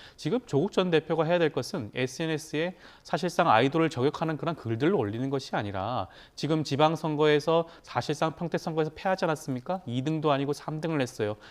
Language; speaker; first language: Korean; native; Korean